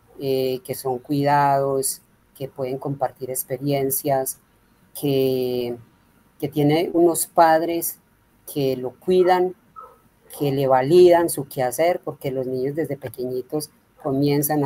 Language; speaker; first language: Spanish; native; Spanish